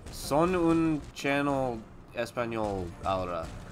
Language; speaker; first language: Spanish; non-native, learner; English